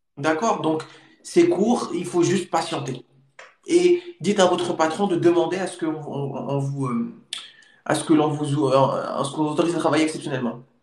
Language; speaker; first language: French; native; French